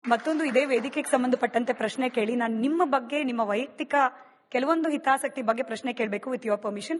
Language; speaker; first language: Kannada; native; Kannada